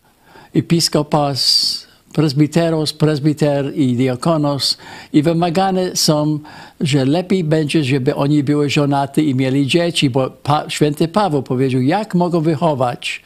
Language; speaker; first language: Polish; early bilingual, heritage; Polish